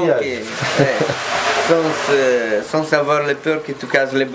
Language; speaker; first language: French; non-native, learner; Romanian